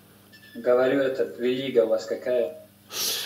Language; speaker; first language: Russian; non-native, fluent; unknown